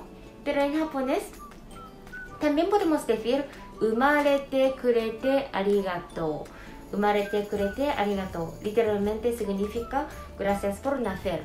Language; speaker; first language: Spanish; non-native, fluent; Japanese